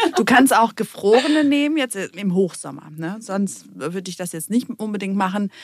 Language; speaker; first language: German; early bilingual, other home language; Greek